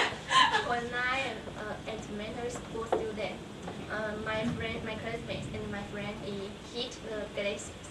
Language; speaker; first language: English; non-native, learner; Chinese